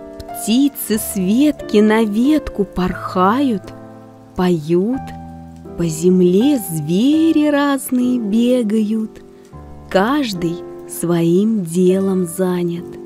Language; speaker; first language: Russian; native; Russian